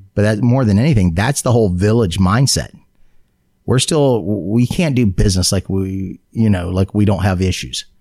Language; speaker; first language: English; native; English